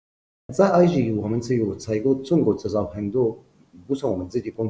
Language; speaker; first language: Chinese; non-native, learner; Arabic